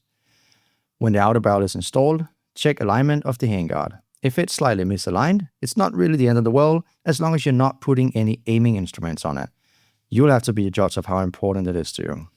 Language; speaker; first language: English; non-native, fluent; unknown